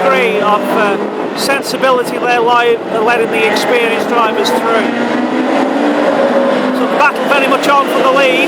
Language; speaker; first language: English; native; English